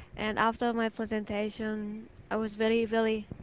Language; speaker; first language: English; non-native, fluent; Japanese